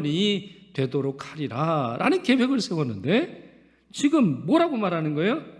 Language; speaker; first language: Korean; native; Korean